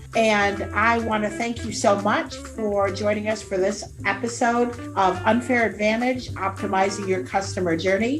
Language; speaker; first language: English; native; English